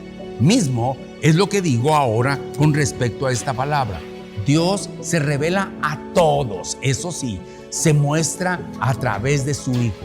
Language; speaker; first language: Spanish; native; Spanish